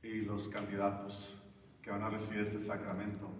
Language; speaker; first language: Spanish; non-native, learner; English